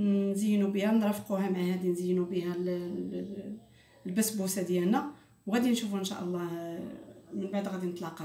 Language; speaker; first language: Arabic; native; Arabic